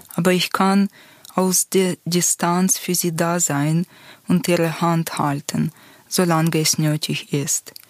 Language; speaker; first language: German; non-native, fluent; Ukrainian